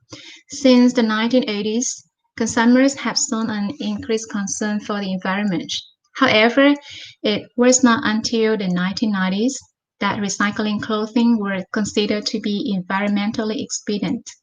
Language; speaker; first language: English; non-native, fluent; Vietnamese